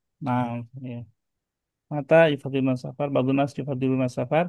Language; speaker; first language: Arabic; non-native, fluent; Indonesian